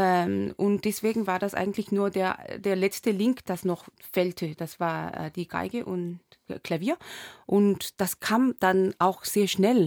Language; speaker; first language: German; non-native, fluent; Korean